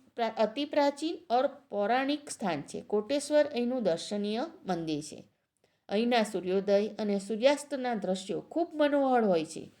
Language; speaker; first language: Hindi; non-native, local second language; Gujarati